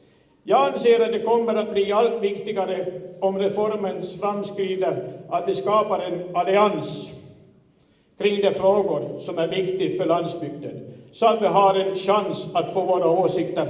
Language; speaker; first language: Swedish; native; Swedish